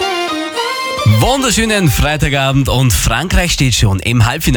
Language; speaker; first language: German; native; German